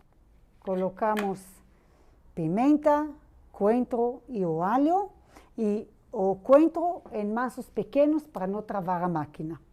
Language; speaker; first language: Portuguese; non-native, fluent; Hebrew